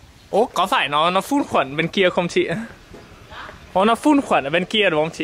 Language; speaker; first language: Vietnamese; non-native, fluent; English